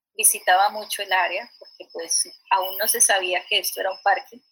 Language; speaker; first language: Spanish; native; Spanish